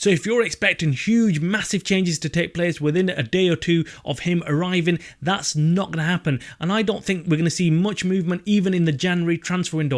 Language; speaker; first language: English; native; English